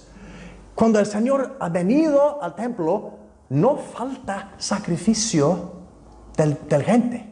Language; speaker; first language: Spanish; non-native, fluent; Icelandic